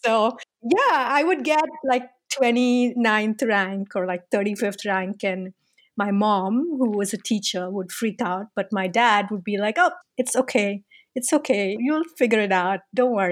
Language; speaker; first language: English; non-native, local second language; Tamil